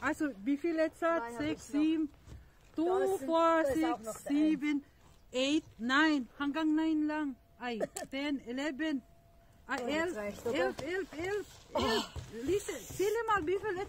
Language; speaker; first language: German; non-native, learner; Filipino